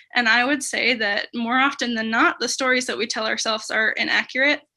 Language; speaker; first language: English; native; English